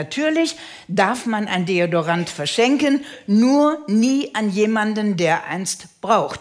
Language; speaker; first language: German; native; German